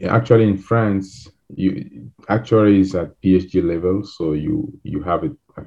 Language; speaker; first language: English; non-native, local second language; French